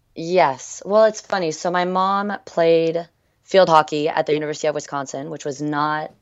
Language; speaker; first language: English; early bilingual, other home language; French